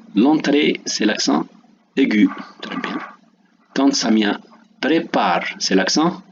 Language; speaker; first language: French; non-native, local second language; Arabic